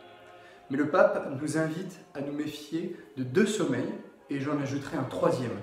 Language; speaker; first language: French; native; French